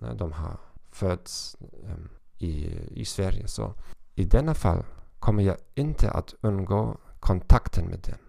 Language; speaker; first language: Swedish; non-native, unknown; German